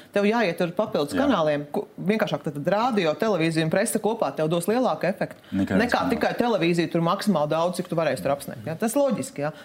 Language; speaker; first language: Latvian; non-native, local second language; Russian